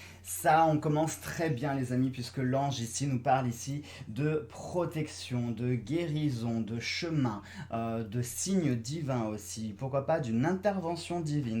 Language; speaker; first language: French; native; French